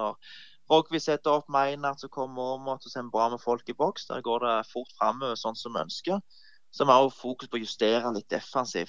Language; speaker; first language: Norwegian; native; Norwegian